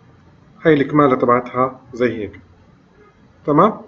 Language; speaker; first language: Arabic; native; Arabic